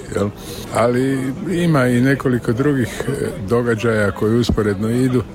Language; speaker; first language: Croatian; native; Croatian